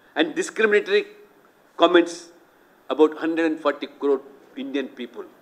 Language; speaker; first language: English; non-native, local second language; Telugu